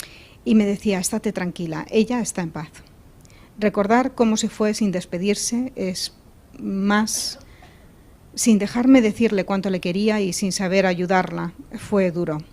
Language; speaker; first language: Spanish; native; Spanish